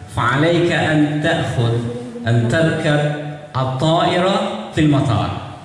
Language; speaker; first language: Arabic; non-native, fluent; Indonesian